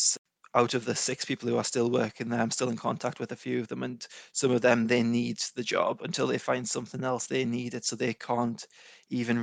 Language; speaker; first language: English; native; English